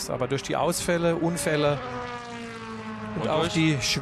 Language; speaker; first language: German; native; German